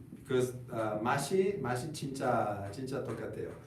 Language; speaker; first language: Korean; non-native, learner; Italian